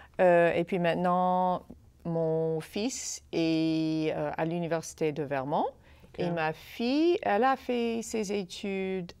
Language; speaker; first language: French; non-native, fluent; English